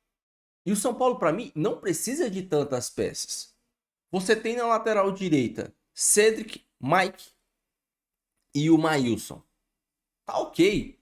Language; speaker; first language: Portuguese; native; Portuguese